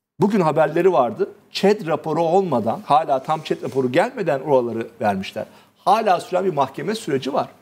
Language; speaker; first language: Turkish; native; Turkish